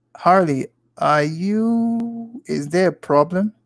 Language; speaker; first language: English; non-native, local second language; Igbo